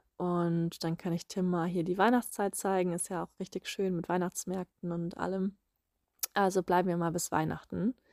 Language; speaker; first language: German; native; German